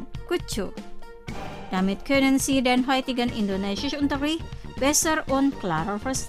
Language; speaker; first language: German; non-native, fluent; Indonesian